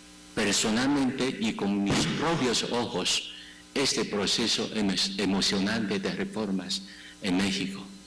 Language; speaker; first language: Spanish; non-native, fluent; Chinese